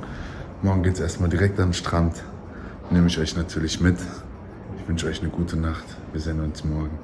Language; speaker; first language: German; native; German